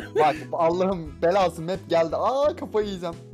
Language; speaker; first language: Turkish; native; Turkish